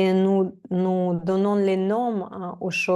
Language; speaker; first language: French; non-native, fluent; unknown